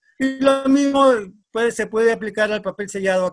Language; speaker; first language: Spanish; native; Spanish